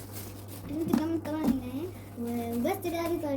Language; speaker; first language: Arabic; native; Arabic